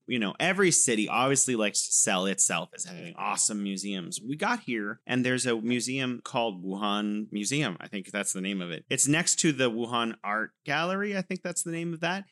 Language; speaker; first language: English; native; English